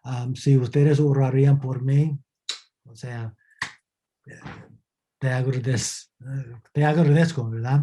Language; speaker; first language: Spanish; non-native, fluent; English